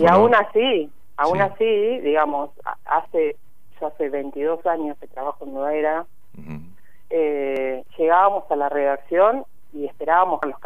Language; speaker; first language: Spanish; native; Spanish